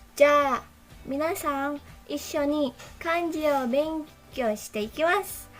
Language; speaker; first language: Japanese; non-native, learner; Indonesian